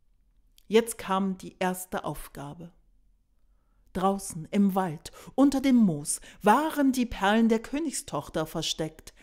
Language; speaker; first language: German; native; German